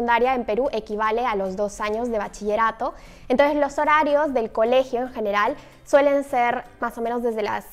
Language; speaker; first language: Spanish; native; Spanish